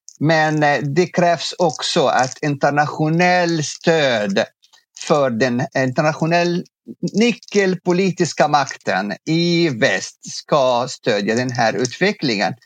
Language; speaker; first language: Swedish; non-native, fluent; Arabic